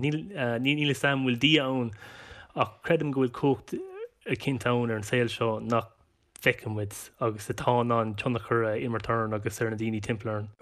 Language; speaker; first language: Irish; non-native, local second language; English